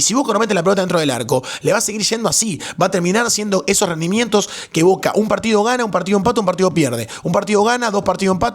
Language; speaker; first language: Spanish; native; Spanish